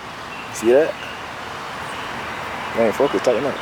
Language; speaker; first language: English; native; English